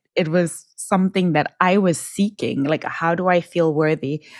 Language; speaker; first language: English; non-native, local second language; Shona